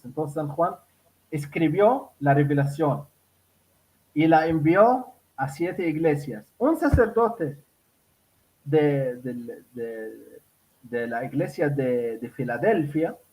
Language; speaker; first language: Spanish; non-native, fluent; Arabic